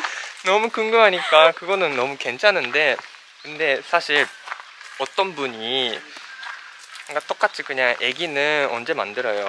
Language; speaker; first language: Korean; non-native, fluent; Japanese